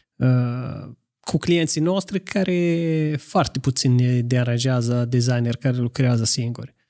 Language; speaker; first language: Romanian; non-native, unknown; Italian